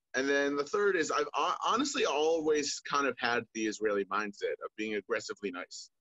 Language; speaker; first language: English; native; English